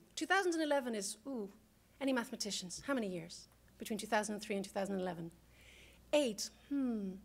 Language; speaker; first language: English; native; English